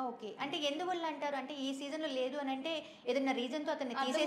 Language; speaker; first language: Telugu; native; Telugu